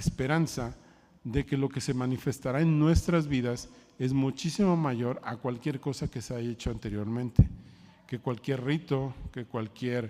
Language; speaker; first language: Spanish; native; Spanish